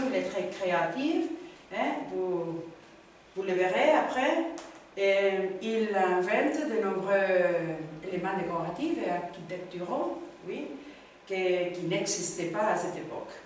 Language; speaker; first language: French; non-native, learner; Spanish